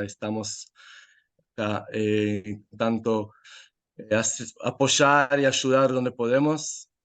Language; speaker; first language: Spanish; non-native, fluent; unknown